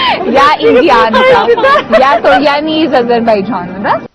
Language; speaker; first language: Russian; non-native, learner; Hindi